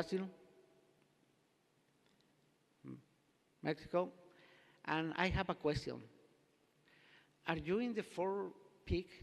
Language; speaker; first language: English; non-native, learner; Spanish